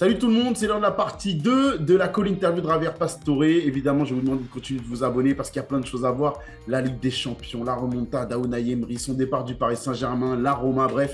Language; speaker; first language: French; native; French